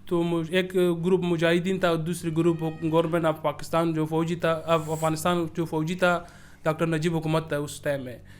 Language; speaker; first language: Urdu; early bilingual, other home language; Persian